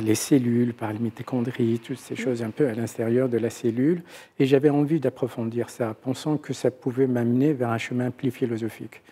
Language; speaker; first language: French; non-native, local second language; Arabic